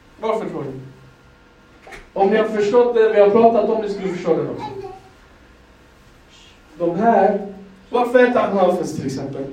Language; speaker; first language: Swedish; non-native, fluent; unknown